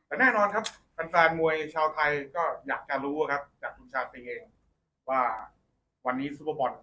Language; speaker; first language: Thai; native; Thai